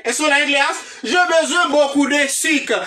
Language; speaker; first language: French; non-native, local second language; Haitian Creole